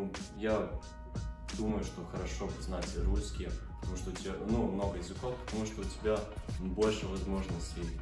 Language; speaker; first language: Russian; early bilingual, heritage; Russian